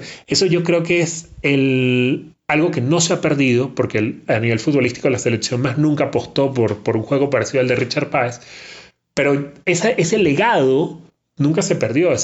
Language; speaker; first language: Spanish; native; Spanish